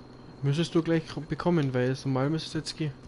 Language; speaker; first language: German; native; German